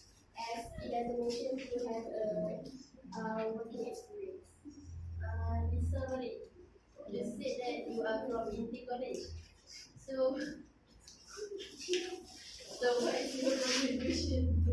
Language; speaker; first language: English; non-native, local second language; Malay